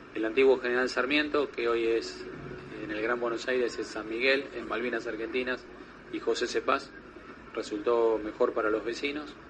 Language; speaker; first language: Spanish; native; Spanish